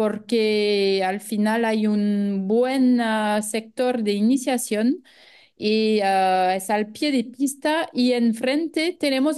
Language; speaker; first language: Spanish; non-native, fluent; French